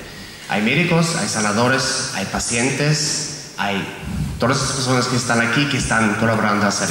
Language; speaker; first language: Spanish; non-native, fluent; German